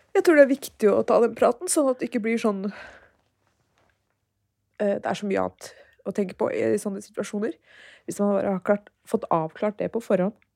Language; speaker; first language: Norwegian; early bilingual, other home language; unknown